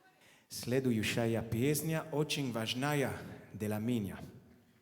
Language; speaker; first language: Russian; non-native, learner; French